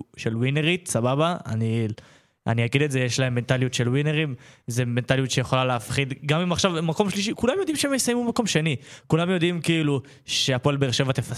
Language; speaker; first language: Hebrew; native; Hebrew